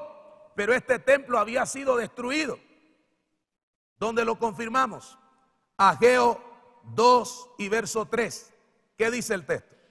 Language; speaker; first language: Spanish; native; Spanish